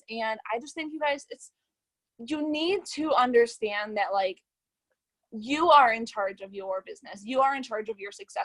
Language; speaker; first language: English; native; English